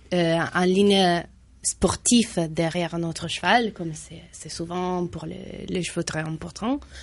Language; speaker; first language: French; non-native, fluent; Italian